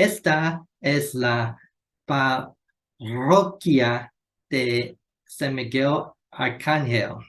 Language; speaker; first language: Spanish; non-native, learner; Chinese